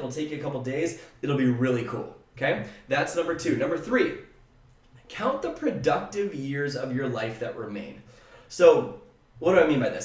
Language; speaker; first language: English; native; English